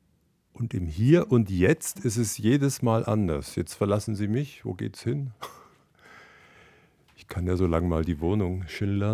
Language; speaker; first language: German; native; German